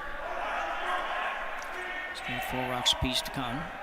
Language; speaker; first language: English; native; English